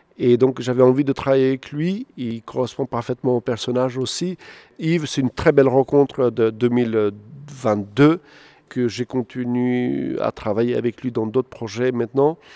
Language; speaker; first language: French; non-native, fluent; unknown